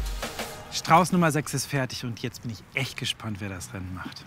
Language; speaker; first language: German; native; German